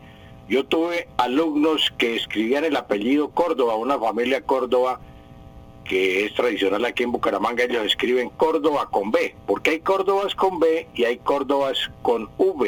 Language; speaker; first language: Spanish; native; Spanish